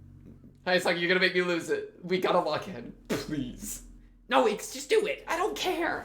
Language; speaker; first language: English; native; English